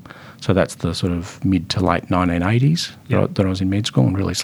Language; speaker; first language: English; native; English